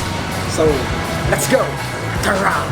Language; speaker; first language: English; non-native, local second language; Filipino